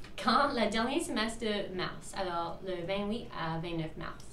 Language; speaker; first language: French; non-native, learner; English